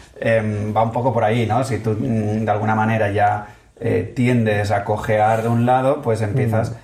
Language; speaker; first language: Spanish; native; Spanish